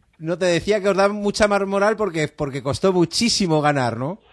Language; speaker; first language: Spanish; native; Spanish